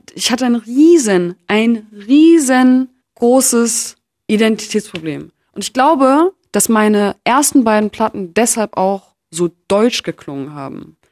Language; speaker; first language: German; native; German